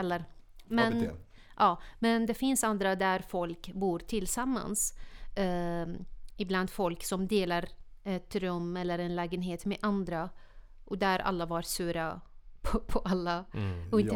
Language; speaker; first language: Swedish; non-native, fluent; Arabic